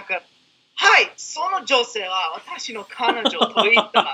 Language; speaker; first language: Japanese; non-native, learner; English